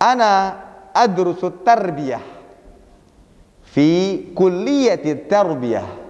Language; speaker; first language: Arabic; non-native, fluent; Indonesian